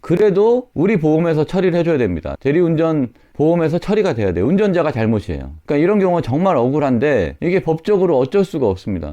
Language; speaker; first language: Korean; native; Korean